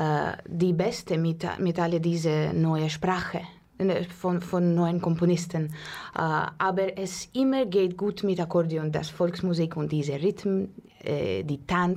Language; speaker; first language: German; non-native, fluent; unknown